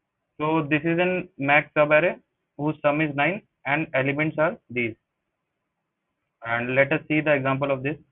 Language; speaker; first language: English; non-native, local second language; Hindi